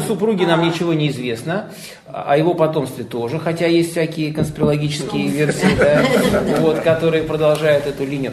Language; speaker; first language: Russian; native; Russian